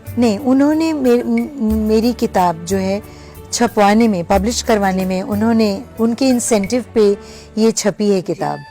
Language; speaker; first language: Hindi; native; Hindi